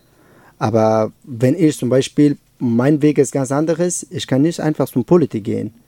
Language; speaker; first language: German; non-native, learner; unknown